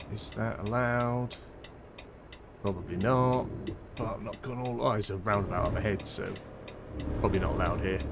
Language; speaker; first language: English; native; English